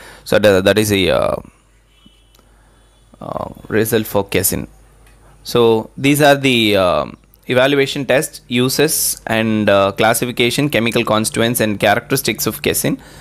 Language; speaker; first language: English; non-native, local second language; Tamil